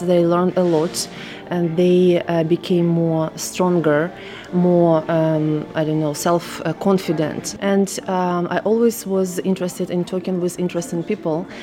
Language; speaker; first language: English; non-native, fluent; Russian